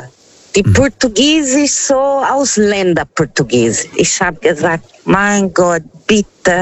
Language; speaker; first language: German; non-native, learner; Portuguese